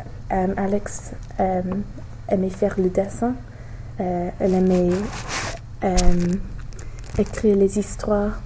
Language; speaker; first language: French; non-native, learner; English